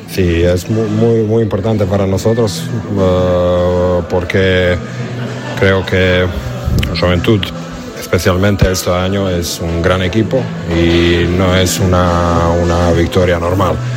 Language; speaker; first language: Spanish; non-native, learner; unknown